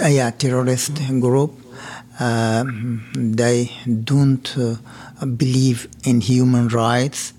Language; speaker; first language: English; non-native, learner; Persian